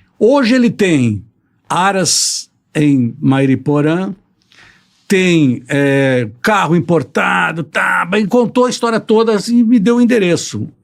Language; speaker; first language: Portuguese; early bilingual, other home language; Italian